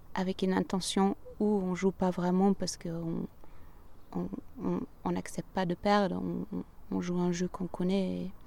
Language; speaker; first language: French; non-native, fluent; German